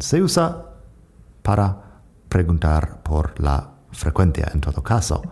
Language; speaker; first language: Spanish; non-native, fluent; English